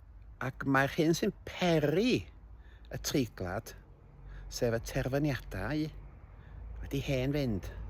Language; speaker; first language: Welsh; native; Welsh